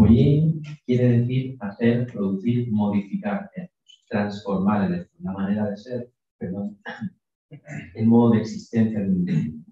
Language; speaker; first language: Spanish; native; Spanish